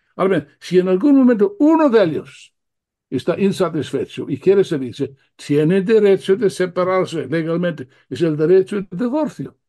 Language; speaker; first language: Spanish; non-native, fluent; English